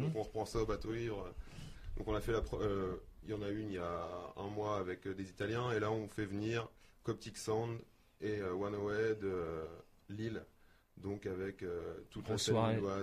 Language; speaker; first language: French; native; French